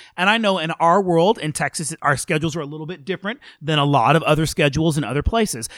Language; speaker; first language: English; native; English